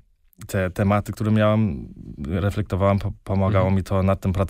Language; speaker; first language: Polish; early bilingual, heritage; German